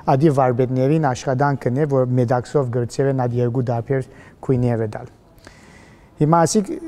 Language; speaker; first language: Armenian; early bilingual, heritage; Armenian